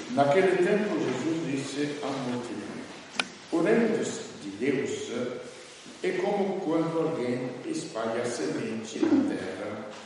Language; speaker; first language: Portuguese; non-native, fluent; Italian